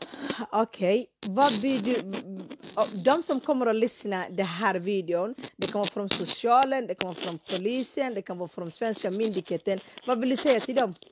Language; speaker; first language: Swedish; non-native, fluent; Somali